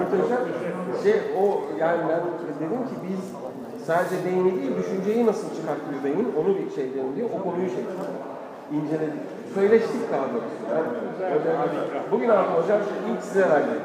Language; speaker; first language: Turkish; native; Turkish